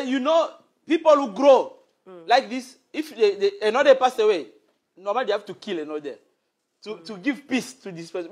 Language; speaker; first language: English; non-native, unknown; Lingala